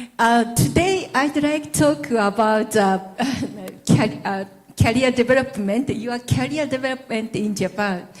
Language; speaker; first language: English; non-native, learner; Japanese